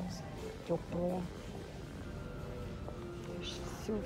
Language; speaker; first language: Russian; native; Russian